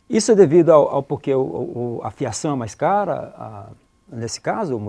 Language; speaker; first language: Portuguese; native; Portuguese